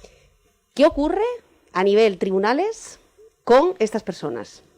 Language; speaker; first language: Spanish; native; Spanish